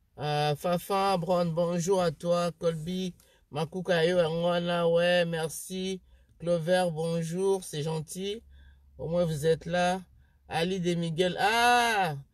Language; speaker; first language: French; non-native, local second language; Lingala